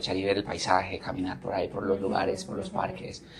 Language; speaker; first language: Spanish; native; Spanish